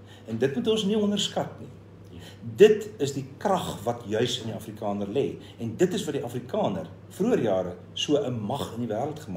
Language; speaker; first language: Afrikaans; native; Afrikaans